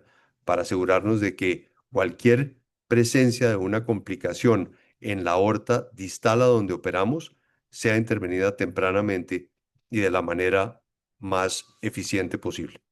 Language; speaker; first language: Spanish; native; Spanish